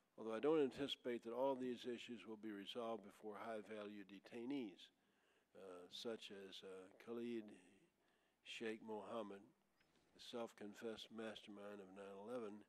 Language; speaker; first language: English; native; English